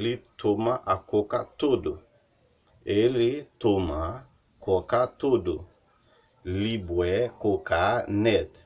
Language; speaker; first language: Portuguese; non-native, learner; Haitian Creole